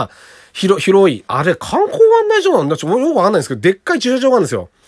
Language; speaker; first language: Japanese; native; Japanese